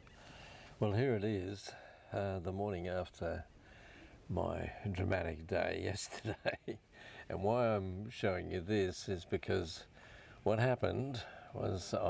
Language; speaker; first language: English; native; English